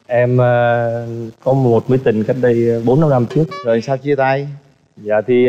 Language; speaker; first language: Vietnamese; native; Vietnamese